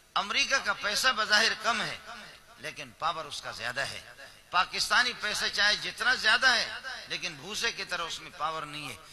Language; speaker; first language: Urdu; non-native, local second language; Brahui